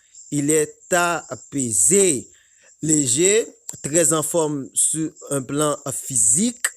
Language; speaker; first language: French; non-native, local second language; Haitian Creole